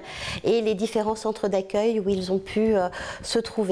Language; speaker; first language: French; native; French